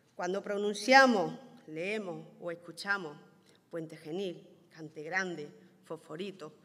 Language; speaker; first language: Spanish; native; Spanish